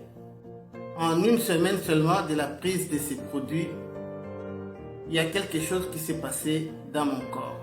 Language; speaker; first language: French; non-native, local second language; Lingala